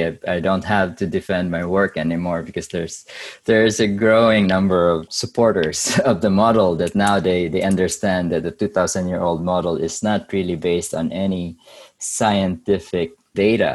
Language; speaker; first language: English; non-native, local second language; Bikol